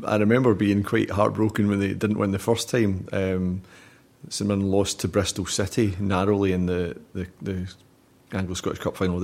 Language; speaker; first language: English; native; English